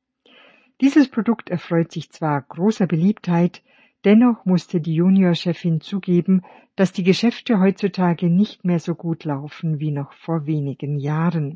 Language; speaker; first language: German; native; German